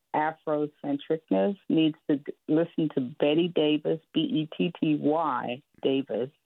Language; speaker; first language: English; native; English